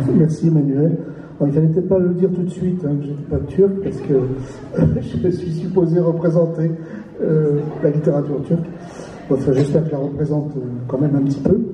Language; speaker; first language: French; native; French